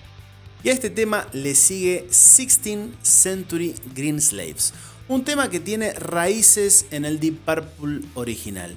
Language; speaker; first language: Spanish; native; Spanish